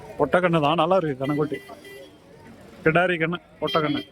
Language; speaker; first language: Tamil; native; Tamil